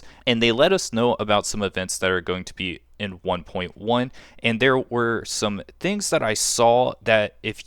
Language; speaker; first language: English; native; English